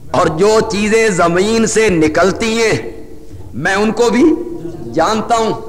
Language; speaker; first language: Urdu; non-native, local second language; Punjabi